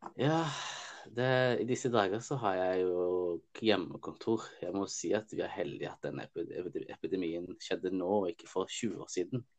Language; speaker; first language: Norwegian; early bilingual, other home language; Somali